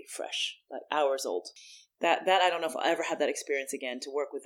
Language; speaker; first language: English; native; English